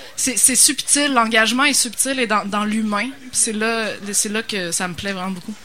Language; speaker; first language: French; native; French